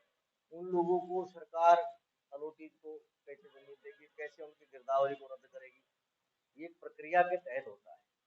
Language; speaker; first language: Hindi; native; Hindi